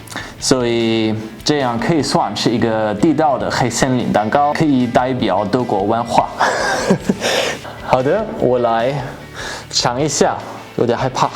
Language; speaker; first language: Chinese; non-native, fluent; German